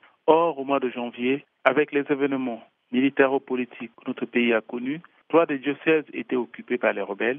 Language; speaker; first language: French; non-native, local second language; Sango